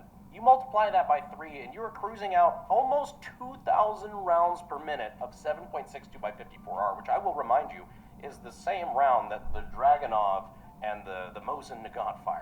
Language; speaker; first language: English; native; English